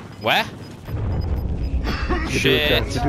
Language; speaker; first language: English; native; English